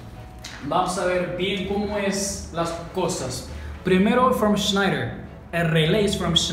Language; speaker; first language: Spanish; non-native, learner; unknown